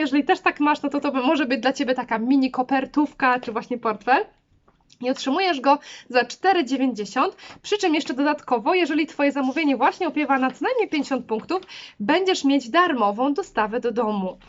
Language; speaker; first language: Polish; native; Polish